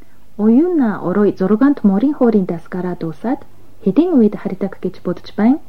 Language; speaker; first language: Mongolian; non-native, fluent; Japanese